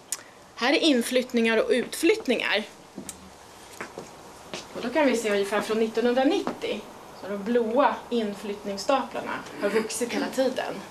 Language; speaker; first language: Swedish; native; Swedish